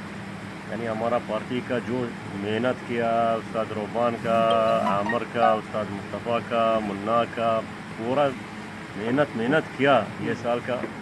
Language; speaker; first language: Hindi; non-native, learner; Arabic